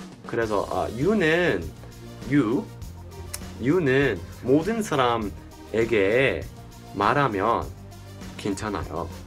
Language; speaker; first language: Korean; non-native, fluent; English